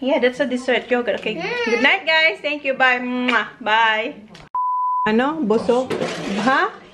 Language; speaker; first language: English; non-native, local second language; Bikol